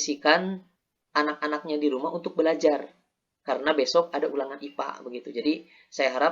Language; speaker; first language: Indonesian; native; Indonesian